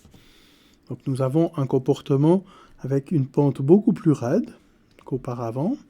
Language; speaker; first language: French; native; French